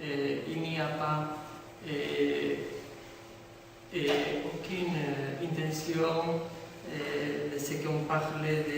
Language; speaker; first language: French; non-native, learner; Spanish